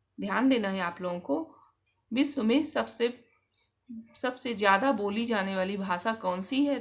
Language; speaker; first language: Hindi; native; Hindi